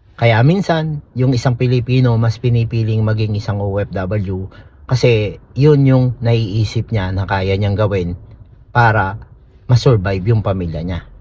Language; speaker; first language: Filipino; native; Filipino